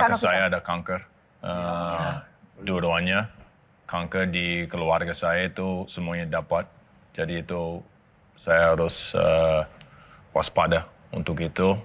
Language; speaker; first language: Indonesian; non-native, learner; English